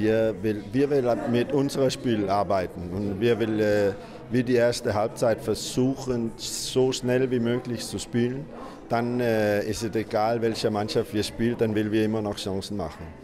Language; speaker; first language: German; non-native, fluent; Danish